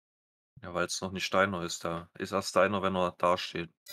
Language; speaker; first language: German; native; German